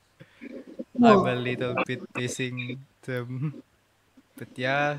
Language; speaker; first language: English; non-native, learner; Indonesian